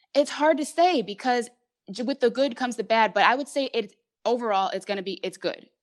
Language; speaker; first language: English; native; English